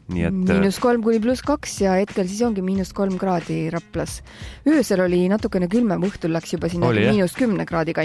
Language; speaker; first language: Estonian; native; Estonian